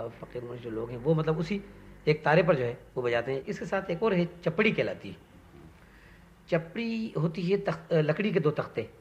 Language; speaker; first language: Urdu; non-native, local second language; Sindhi